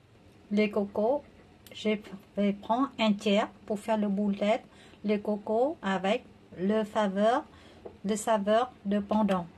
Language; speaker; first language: French; non-native, learner; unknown